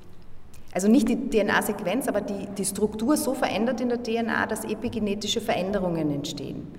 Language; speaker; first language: German; native; German